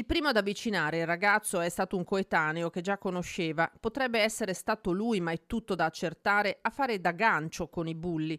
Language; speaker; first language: Italian; native; Italian